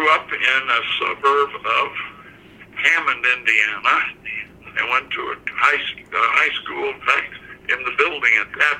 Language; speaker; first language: English; native; English